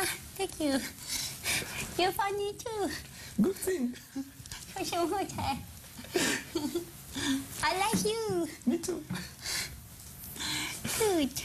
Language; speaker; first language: English; non-native, learner; Dutch